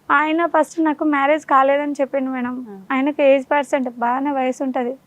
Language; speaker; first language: Telugu; non-native, local second language; Urdu